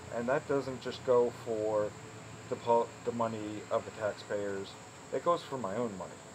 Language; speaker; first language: English; native; English